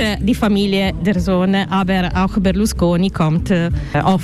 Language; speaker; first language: German; non-native, learner; Italian